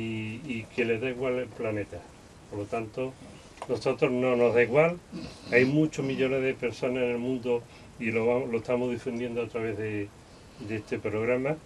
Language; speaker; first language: Spanish; native; Spanish